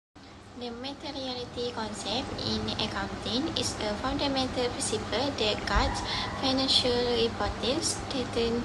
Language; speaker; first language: English; non-native, local second language; Malay